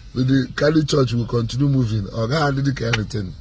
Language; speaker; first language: English; non-native, local second language; Igbo